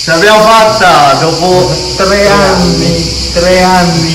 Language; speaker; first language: Italian; native; Italian